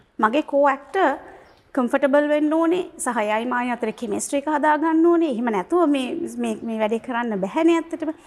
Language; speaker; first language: Sinhala; native; Sinhala